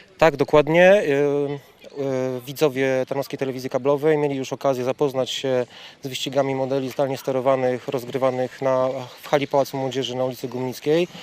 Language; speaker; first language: Polish; native; Polish